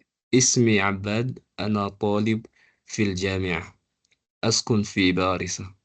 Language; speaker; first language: Arabic; non-native, learner; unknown